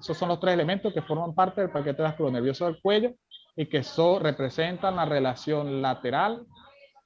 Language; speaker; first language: Spanish; native; Spanish